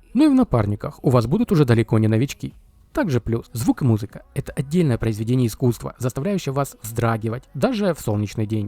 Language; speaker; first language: Russian; native; Russian